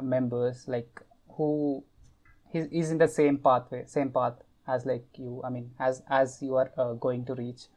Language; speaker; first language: English; non-native, local second language; Kannada